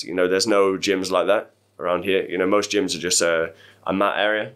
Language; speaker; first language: English; native; English